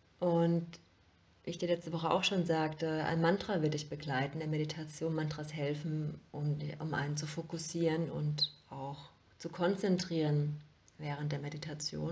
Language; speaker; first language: German; native; German